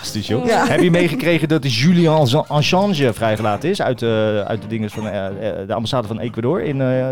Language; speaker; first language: Dutch; native; Dutch